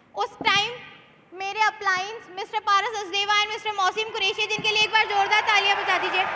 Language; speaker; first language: Hindi; native; Hindi